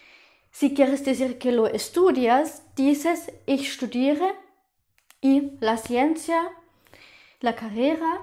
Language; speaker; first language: Spanish; non-native, fluent; German